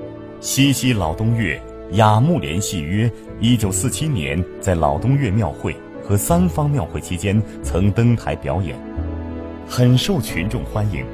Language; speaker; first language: Chinese; native; Chinese